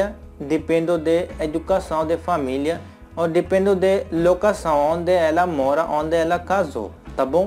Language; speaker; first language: Portuguese; non-native, learner; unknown